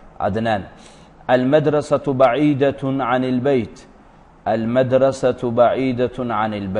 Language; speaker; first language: Arabic; non-native, fluent; Urdu